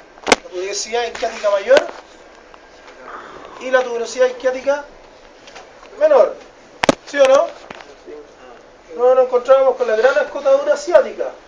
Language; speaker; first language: Spanish; native; Spanish